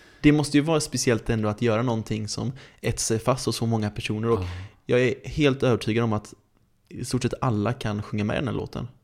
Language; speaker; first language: Swedish; native; Swedish